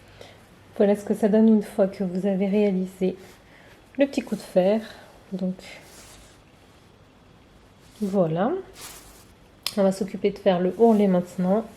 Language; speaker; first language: French; native; French